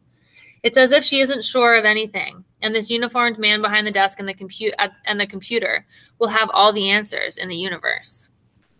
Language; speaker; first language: English; native; English